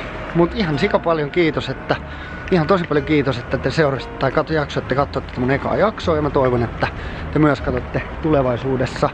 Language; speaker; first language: Finnish; native; Finnish